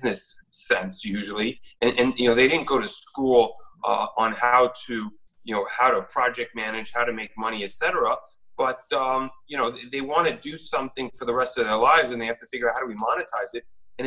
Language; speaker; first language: English; native; English